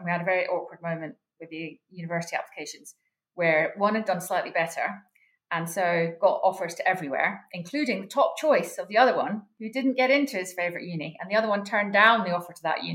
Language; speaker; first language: English; native; English